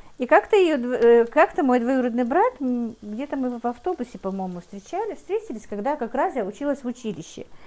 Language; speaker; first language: Russian; non-native, local second language; Ingush